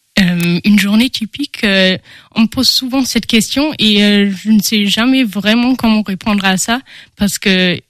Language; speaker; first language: French; non-native, fluent; German